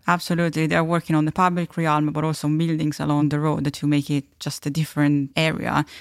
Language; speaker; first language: English; non-native, fluent; Italian